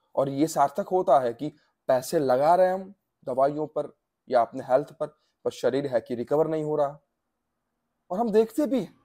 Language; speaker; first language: Hindi; non-native, local second language; Gujarati